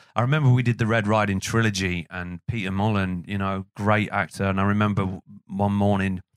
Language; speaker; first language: English; native; English